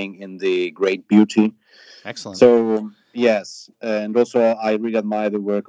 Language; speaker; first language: English; non-native, fluent; Italian